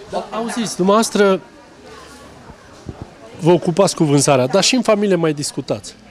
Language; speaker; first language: Romanian; native; Romanian